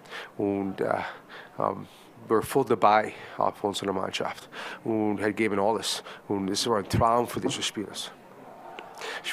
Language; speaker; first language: German; non-native, learner; English